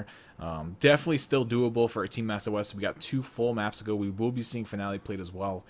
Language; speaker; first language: English; native; English